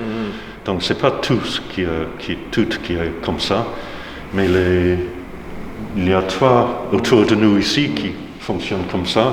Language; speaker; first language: French; non-native, fluent; English